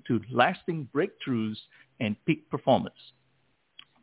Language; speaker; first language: English; non-native, local second language; Min Nan Chinese